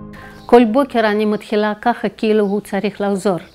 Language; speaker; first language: Hebrew; non-native, fluent; Russian